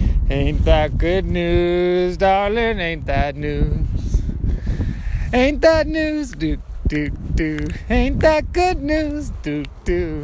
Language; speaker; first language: English; native; English